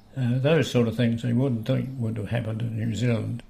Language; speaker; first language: English; native; English